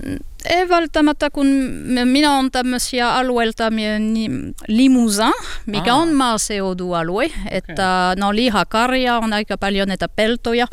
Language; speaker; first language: Finnish; non-native, learner; French